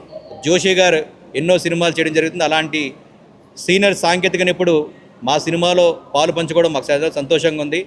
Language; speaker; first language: Telugu; native; Telugu